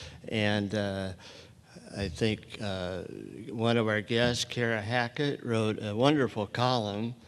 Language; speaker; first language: English; native; English